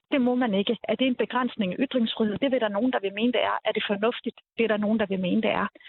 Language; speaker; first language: Danish; early bilingual, other home language; Arabic